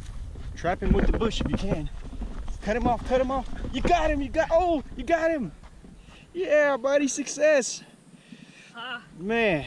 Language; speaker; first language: English; native; English